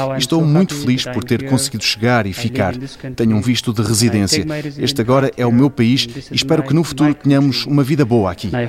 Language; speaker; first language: Portuguese; non-native, fluent; Persian